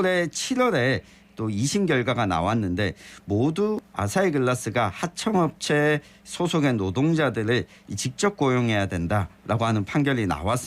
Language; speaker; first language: Korean; native; Korean